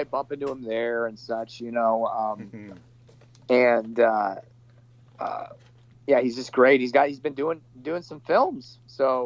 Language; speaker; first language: English; native; English